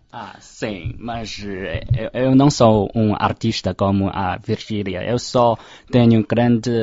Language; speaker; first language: Portuguese; non-native, fluent; Chinese